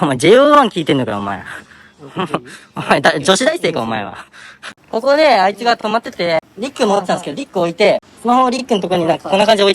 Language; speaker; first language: Japanese; native; Japanese